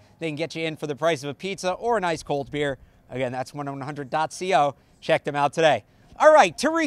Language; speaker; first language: English; native; English